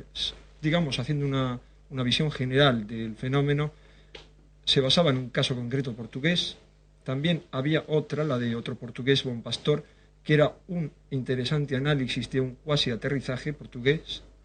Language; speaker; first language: Spanish; native; Spanish